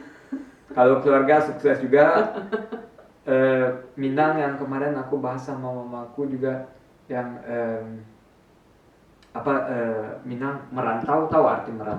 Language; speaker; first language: Indonesian; early bilingual, heritage; Indonesian